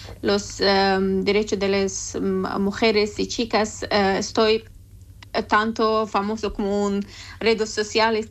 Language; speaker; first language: Spanish; non-native, learner; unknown